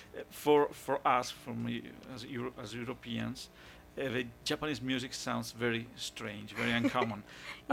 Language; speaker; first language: English; non-native, fluent; Italian